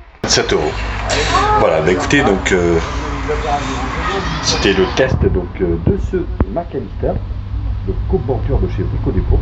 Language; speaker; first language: French; native; French